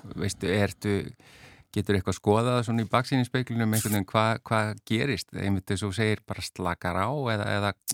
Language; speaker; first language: Icelandic; native; Icelandic